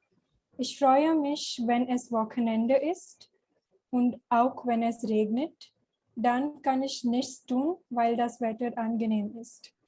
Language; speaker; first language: German; non-native, learner; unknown